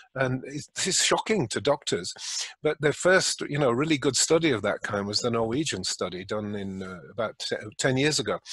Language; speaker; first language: English; native; English